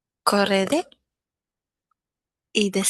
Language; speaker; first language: Japanese; non-native, learner; Filipino